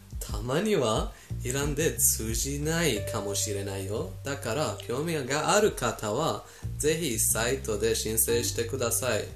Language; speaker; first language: Japanese; non-native, fluent; Persian